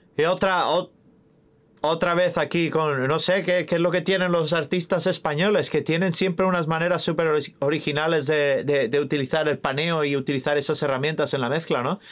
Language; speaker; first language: Spanish; non-native, fluent; English